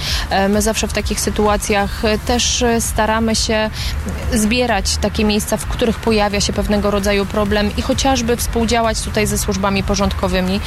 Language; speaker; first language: Polish; native; Polish